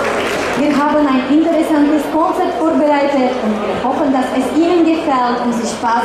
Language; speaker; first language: German; non-native, fluent; Slovak